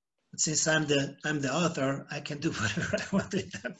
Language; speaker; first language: English; non-native, fluent; Hungarian